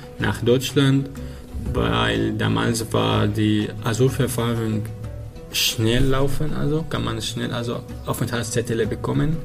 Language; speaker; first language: German; non-native, learner; Arabic